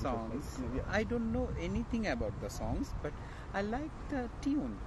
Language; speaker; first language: English; non-native, learner; Bangla